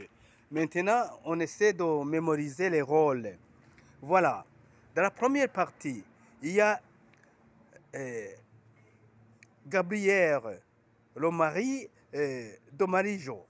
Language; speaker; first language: French; non-native, local second language; Rundi